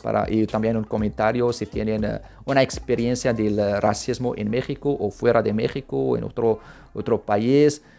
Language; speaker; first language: Spanish; non-native, fluent; Arabic